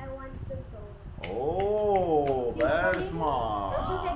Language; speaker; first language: English; non-native, learner; Korean